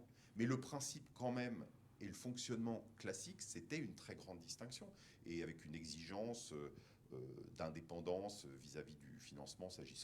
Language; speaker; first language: French; native; French